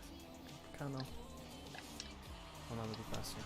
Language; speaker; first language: Welsh; non-native, local second language; English